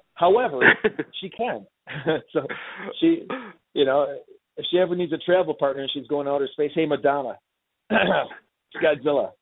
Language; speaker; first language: English; native; English